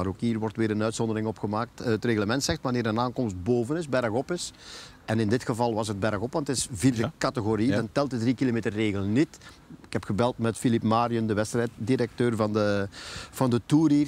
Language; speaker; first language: Dutch; native; Dutch